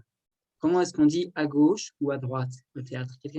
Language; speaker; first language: French; native; French